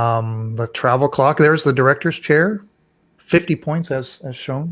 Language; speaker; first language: English; native; English